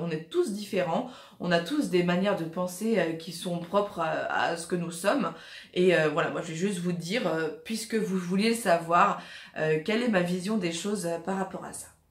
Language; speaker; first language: French; native; French